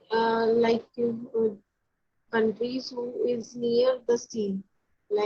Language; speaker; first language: English; non-native, learner; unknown